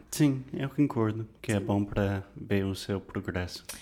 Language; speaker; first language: Portuguese; non-native, fluent; English